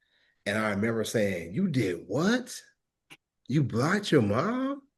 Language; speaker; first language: English; native; English